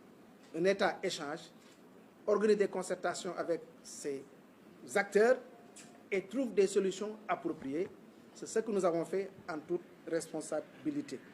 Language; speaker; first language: French; non-native, local second language; Wolof